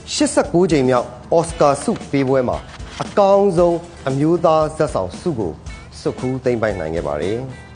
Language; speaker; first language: Burmese; native; Burmese